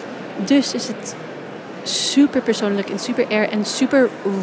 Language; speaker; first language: Dutch; non-native, fluent; English